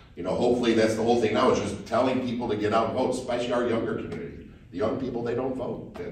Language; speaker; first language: English; native; English